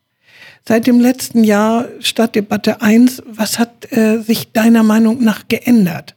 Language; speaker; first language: German; native; German